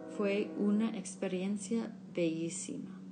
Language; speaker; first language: Spanish; non-native, learner; English